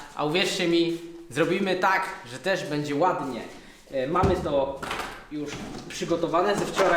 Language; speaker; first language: Polish; native; Polish